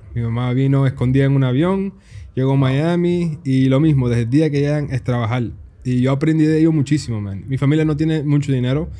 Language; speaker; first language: Spanish; early bilingual, heritage; Spanish